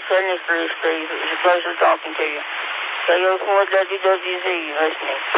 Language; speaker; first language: English; native; English